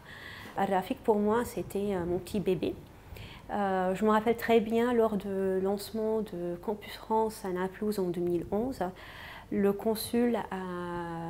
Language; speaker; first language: French; non-native, fluent; Arabic